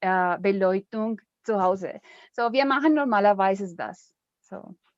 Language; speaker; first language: German; non-native, learner; Spanish